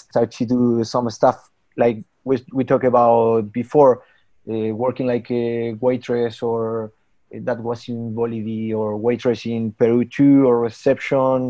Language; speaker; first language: English; non-native, learner; Spanish